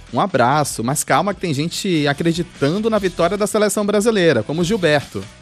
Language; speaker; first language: Portuguese; native; Portuguese